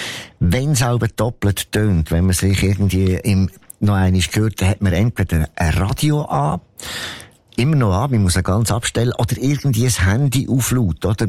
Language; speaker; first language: German; native; German